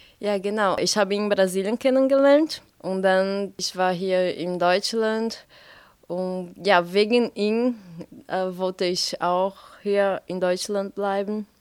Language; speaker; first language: German; non-native, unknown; Portuguese